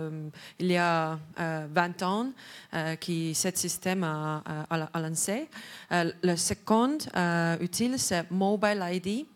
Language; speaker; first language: French; non-native, learner; Estonian